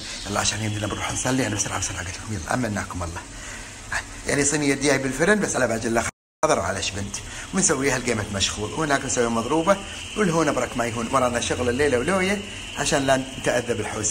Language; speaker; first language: Arabic; native; Arabic